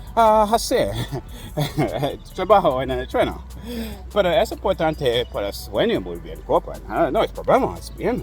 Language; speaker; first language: Spanish; non-native, learner; English